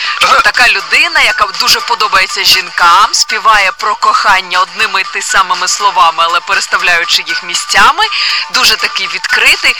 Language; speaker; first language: Ukrainian; native; Ukrainian